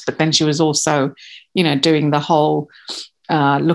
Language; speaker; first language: English; non-native, local second language; Kachhi